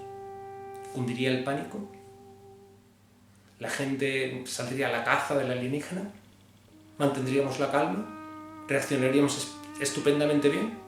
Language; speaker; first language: Spanish; native; Spanish